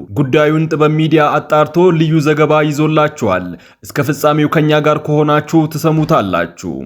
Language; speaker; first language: Amharic; native; Amharic